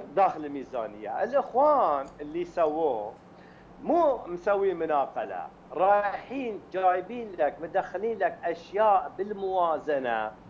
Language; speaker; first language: Arabic; native; Arabic